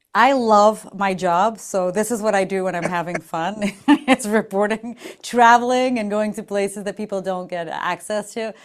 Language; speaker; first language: English; non-native, fluent; Portuguese